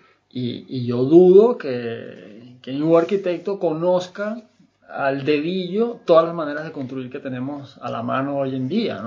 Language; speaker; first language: Spanish; native; Spanish